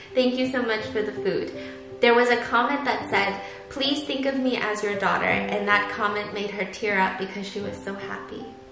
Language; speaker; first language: English; early bilingual, other home language; Korean